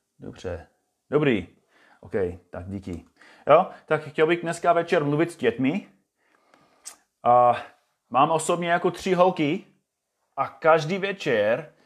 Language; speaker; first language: Czech; non-native, fluent; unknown